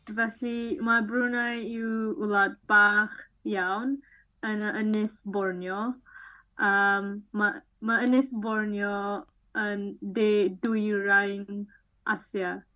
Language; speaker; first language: Welsh; non-native, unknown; Malay